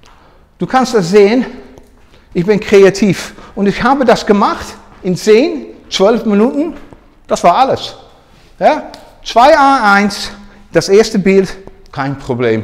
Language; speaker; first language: German; non-native, learner; Dutch